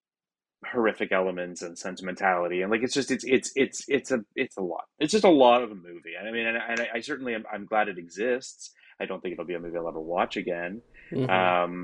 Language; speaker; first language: English; native; English